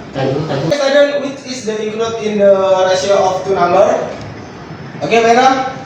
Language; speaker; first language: English; non-native, learner; Indonesian